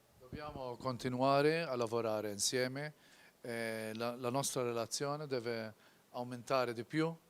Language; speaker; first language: Italian; non-native, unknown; Maltese